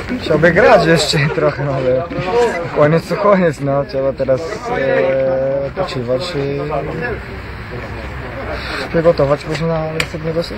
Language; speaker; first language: Polish; non-native, learner; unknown